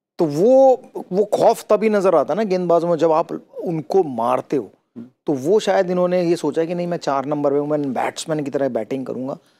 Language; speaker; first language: Hindi; native; Hindi